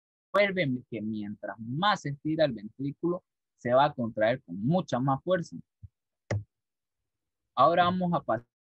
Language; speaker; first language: Spanish; native; Spanish